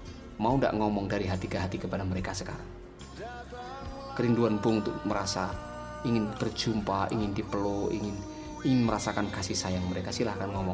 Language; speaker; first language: Indonesian; native; Indonesian